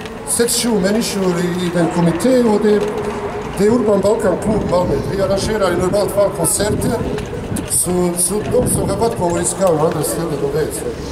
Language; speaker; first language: Swedish; non-native, fluent; Bosnian